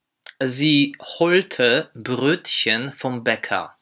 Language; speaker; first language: German; non-native, fluent; Polish